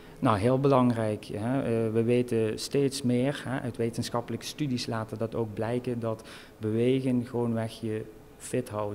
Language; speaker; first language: Dutch; native; Dutch